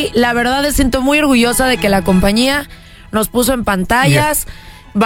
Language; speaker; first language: Spanish; native; Spanish